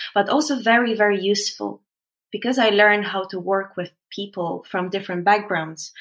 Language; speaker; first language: English; non-native, fluent; Polish